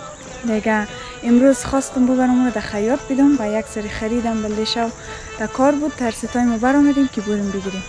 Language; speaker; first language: Persian; native; Persian